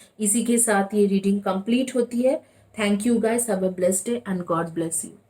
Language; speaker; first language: Hindi; non-native, local second language; Bangla